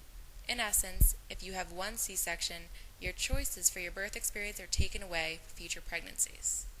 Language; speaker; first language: English; native; English